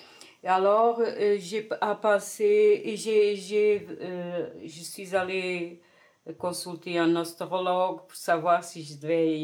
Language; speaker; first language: French; non-native, fluent; Portuguese